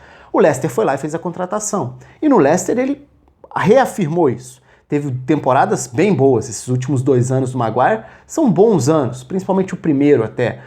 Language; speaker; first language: Portuguese; native; Portuguese